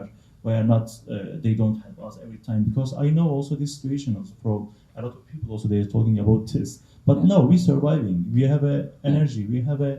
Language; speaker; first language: English; non-native, learner; Kurdish